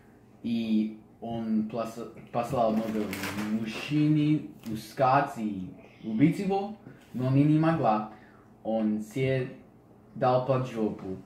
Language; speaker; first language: Russian; non-native, learner; English